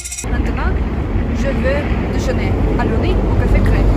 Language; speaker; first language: French; non-native, learner; Russian